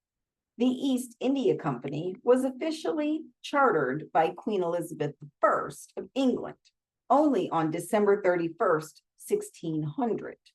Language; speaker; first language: English; native; English